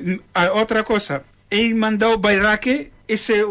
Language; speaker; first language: Spanish; non-native, learner; Ukrainian